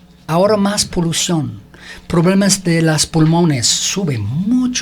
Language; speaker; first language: Spanish; non-native, learner; English